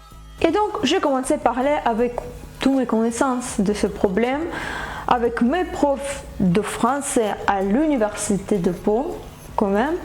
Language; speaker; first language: French; non-native, fluent; Ukrainian